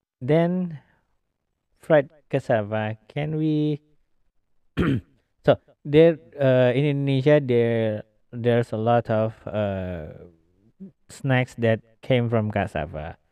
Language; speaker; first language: English; non-native, learner; Indonesian